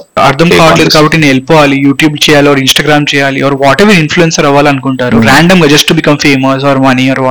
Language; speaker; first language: Telugu; non-native, local second language; Hindi